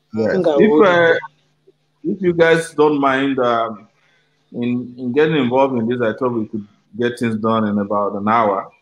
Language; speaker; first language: English; non-native, local second language; Yoruba